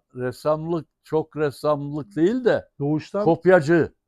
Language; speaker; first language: Turkish; native; Turkish